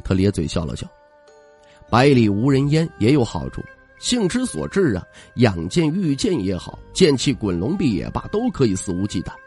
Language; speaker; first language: Chinese; native; Chinese